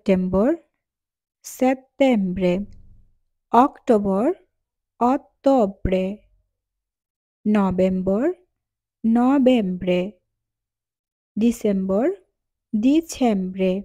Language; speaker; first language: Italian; non-native, fluent; Bangla